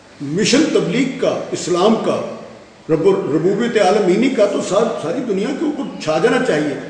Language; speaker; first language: Urdu; non-native, local second language; Punjabi